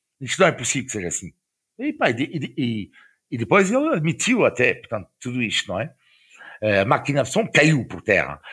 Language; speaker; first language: Portuguese; non-native, fluent; French